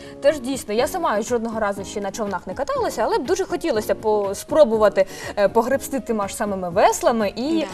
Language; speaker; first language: Ukrainian; native; Ukrainian